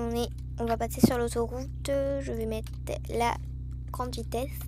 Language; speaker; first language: French; native; French